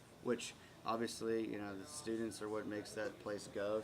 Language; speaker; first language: English; native; English